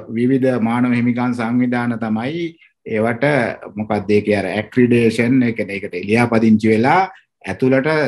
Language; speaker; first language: Sinhala; native; Sinhala